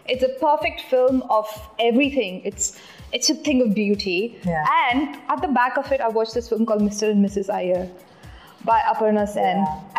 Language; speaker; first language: English; non-native, local second language; Tamil